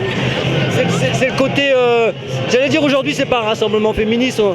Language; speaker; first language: French; native; French